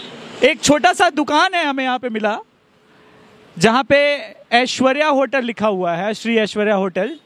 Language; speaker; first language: Hindi; native; Hindi